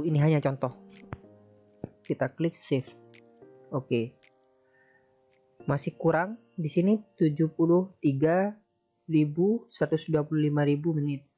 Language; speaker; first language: Indonesian; native; Indonesian